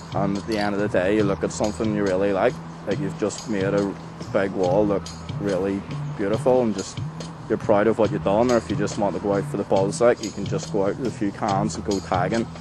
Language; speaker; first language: English; native; English